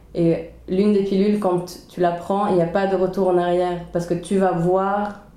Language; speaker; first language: French; early bilingual, other home language; Swedish